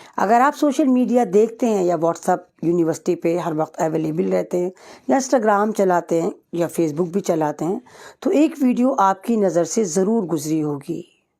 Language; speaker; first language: Urdu; native; Urdu